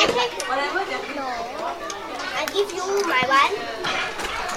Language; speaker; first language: English; non-native, local second language; Chinese